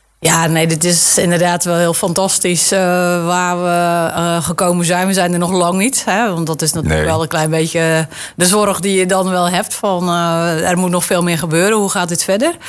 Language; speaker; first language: Dutch; native; Dutch